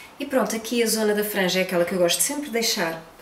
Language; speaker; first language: Portuguese; native; Portuguese